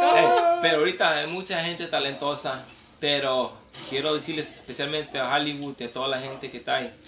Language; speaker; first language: Spanish; early bilingual, heritage; Spanish